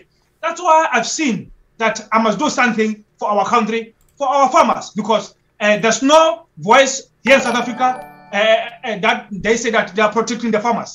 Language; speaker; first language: English; non-native, local second language; Xhosa